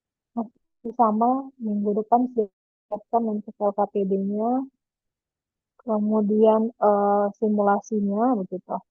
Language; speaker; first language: Indonesian; native; Indonesian